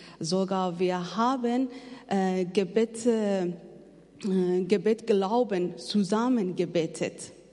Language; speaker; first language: German; non-native, learner; Persian